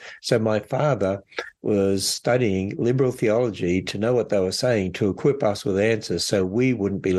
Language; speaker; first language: English; native; English